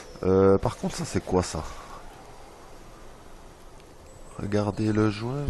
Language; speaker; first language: French; native; French